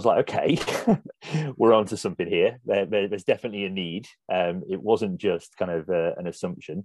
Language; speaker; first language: English; native; English